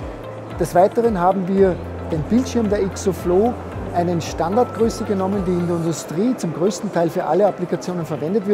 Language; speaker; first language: German; native; German